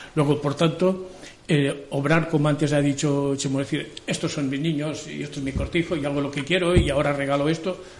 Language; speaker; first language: Spanish; non-native, local second language; Catalan